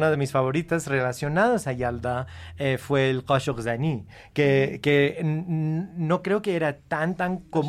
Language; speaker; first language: Spanish; early bilingual, heritage; Spanish